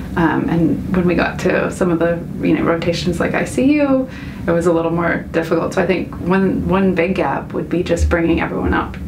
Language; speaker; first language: English; native; English